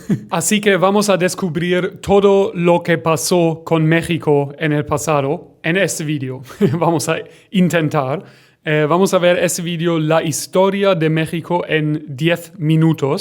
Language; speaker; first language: Spanish; non-native, learner; German